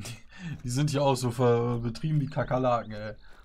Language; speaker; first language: German; native; German